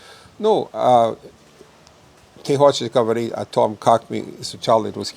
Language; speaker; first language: Russian; non-native, fluent; English